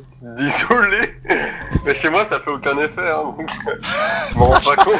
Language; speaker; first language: French; native; French